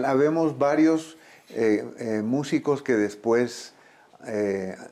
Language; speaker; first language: Spanish; native; Spanish